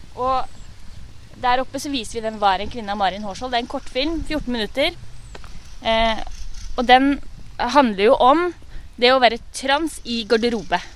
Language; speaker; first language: Norwegian; native; Norwegian